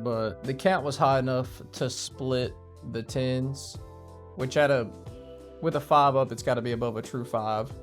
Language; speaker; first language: English; native; English